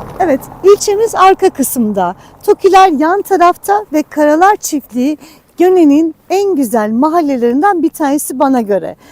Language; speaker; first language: Turkish; native; Turkish